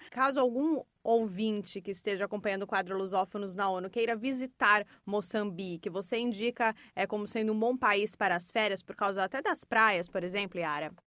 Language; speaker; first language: Portuguese; native; Portuguese